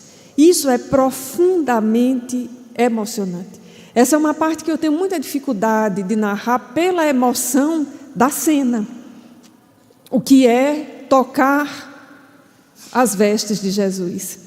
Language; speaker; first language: Portuguese; native; Portuguese